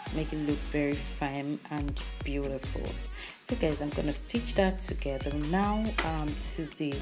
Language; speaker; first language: English; non-native, local second language; Yoruba